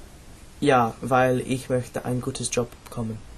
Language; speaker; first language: German; non-native, learner; English